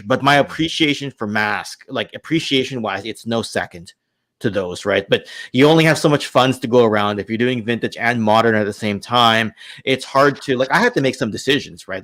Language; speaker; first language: English; native; English